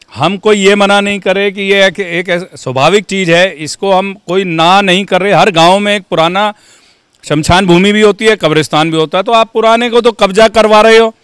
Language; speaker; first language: Hindi; native; Hindi